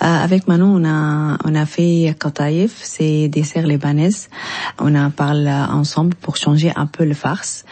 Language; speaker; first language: French; non-native, learner; Arabic